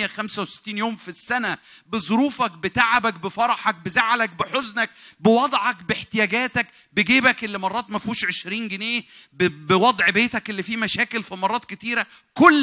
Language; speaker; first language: Arabic; native; Arabic